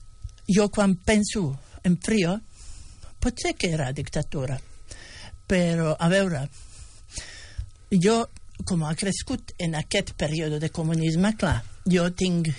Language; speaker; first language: Catalan; non-native, fluent; Bosnian